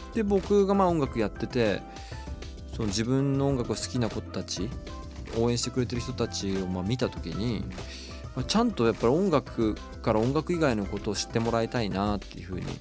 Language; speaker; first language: Japanese; native; Japanese